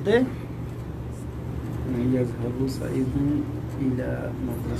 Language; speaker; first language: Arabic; non-native, learner; Bangla